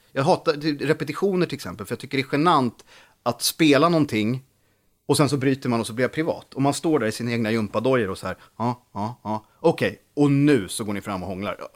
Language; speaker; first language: Swedish; native; Swedish